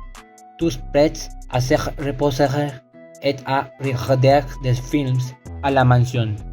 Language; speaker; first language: French; non-native, learner; Spanish